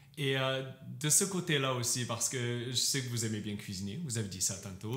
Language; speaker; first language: French; native; French